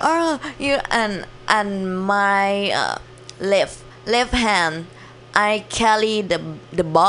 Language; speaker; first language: English; non-native, learner; Thai